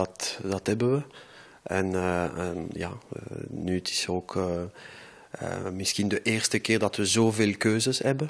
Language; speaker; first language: Dutch; non-native, local second language; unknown